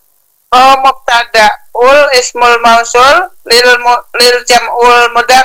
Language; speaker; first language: Arabic; non-native, learner; Indonesian